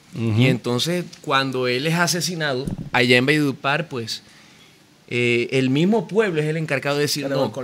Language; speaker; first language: Spanish; native; Spanish